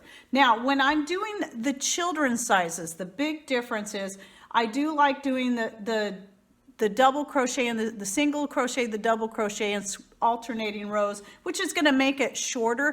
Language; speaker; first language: English; native; English